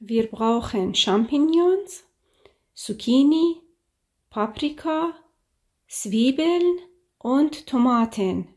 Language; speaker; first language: German; non-native, fluent; Persian